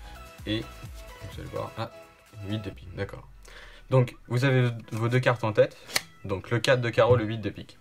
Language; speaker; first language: French; native; French